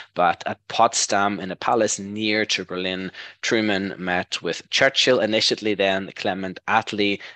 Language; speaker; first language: English; native; English